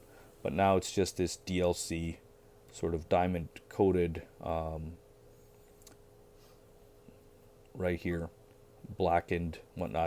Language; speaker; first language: English; native; English